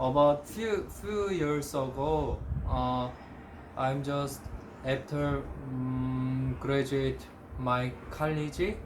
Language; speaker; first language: English; non-native, learner; Korean